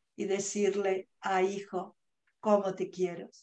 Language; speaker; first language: Spanish; native; Spanish